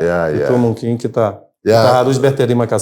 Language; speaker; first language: Indonesian; non-native, fluent; Portuguese